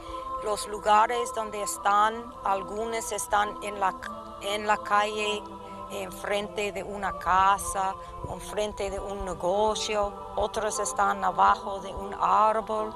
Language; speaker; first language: Spanish; non-native, fluent; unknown